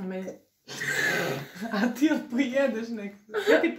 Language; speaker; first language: Croatian; native; Croatian